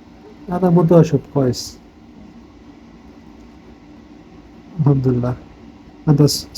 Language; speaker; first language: Arabic; non-native, learner; Bangla